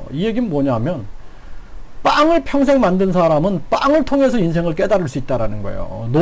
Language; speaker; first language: Korean; native; Korean